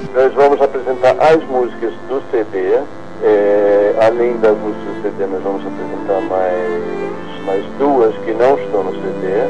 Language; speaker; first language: Portuguese; non-native, fluent; English